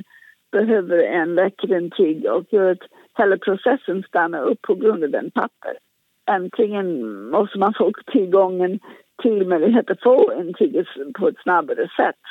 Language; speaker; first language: Swedish; non-native, fluent; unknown